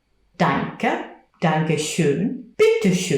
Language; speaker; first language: German; non-native, fluent; English